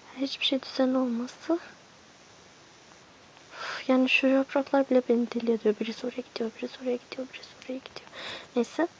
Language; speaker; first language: Turkish; early bilingual, heritage; Turkish